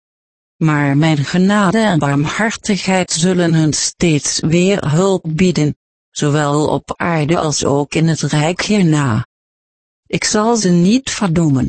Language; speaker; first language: Dutch; native; Dutch